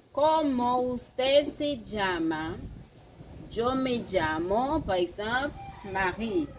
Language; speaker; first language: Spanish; non-native, fluent; French